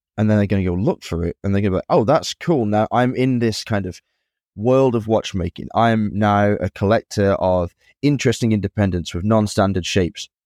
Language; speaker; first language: English; native; English